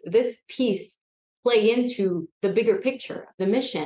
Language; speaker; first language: English; native; English